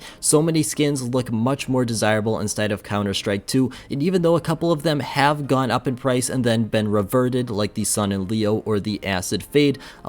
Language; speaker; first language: English; native; English